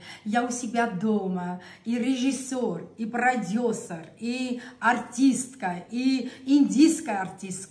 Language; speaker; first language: Russian; non-native, local second language; Armenian